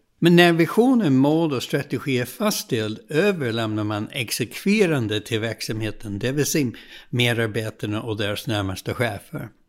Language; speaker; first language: Swedish; non-native, fluent; English